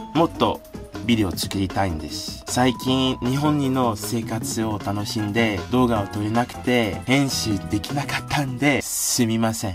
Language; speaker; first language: Japanese; non-native, fluent; English